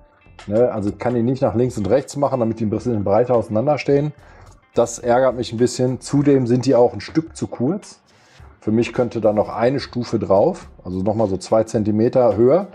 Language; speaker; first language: German; native; German